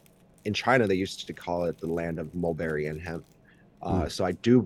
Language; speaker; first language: English; early bilingual, other home language; Chinese